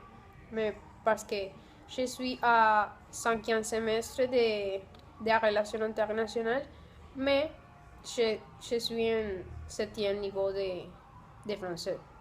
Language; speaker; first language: French; non-native, learner; Spanish